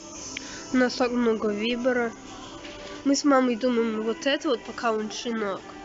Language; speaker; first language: Russian; early bilingual, heritage; Russian